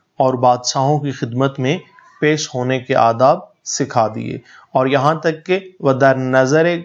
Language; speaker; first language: Urdu; native; Urdu